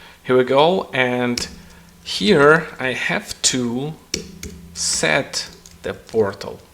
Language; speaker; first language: English; non-native, fluent; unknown